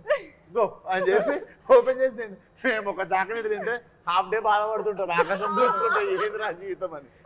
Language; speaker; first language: Telugu; native; Telugu